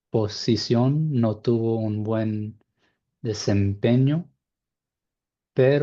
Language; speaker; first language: Spanish; non-native, learner; English